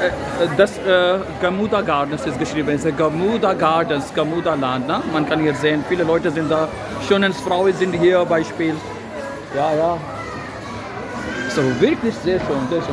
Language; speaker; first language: German; non-native, learner; Urdu